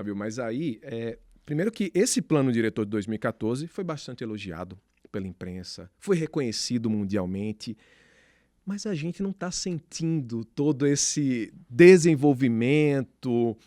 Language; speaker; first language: Portuguese; native; Portuguese